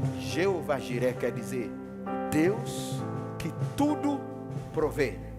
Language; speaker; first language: Portuguese; non-native, fluent; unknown